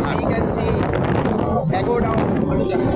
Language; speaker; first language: English; non-native, local second language; Sinhala